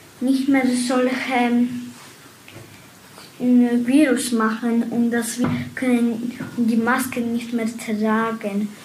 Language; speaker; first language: German; early bilingual, other home language; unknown